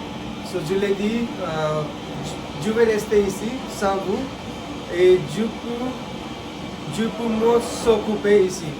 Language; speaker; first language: French; non-native, learner; Hindi